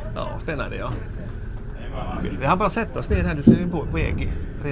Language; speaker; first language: Swedish; native; Swedish